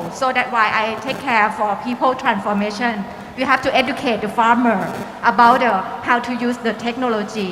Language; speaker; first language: English; non-native, learner; Thai